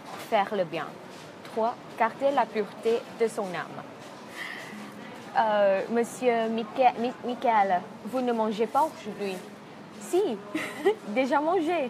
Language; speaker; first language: French; non-native, fluent; Thai